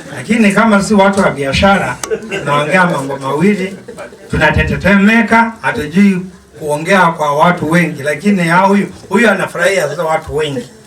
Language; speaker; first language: Swahili; non-native, local second language; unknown